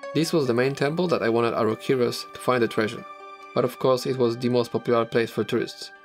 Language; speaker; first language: English; non-native, fluent; Polish